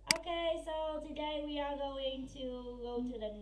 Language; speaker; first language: English; non-native, fluent; Vietnamese